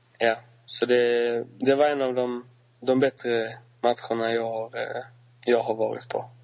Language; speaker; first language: Swedish; native; Swedish